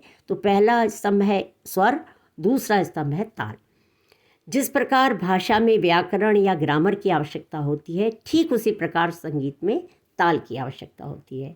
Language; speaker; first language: Hindi; native; Hindi